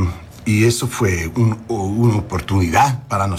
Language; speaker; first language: Spanish; non-native, learner; English